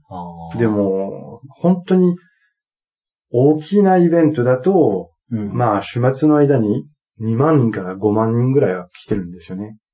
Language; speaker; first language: Japanese; non-native, fluent; French